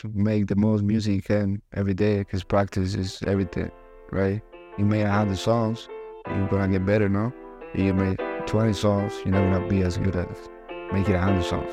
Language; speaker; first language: English; non-native, fluent; Spanish